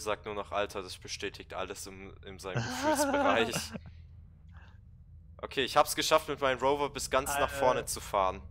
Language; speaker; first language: German; native; German